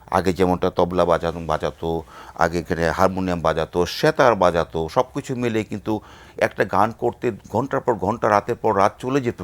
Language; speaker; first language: Bangla; native; Bangla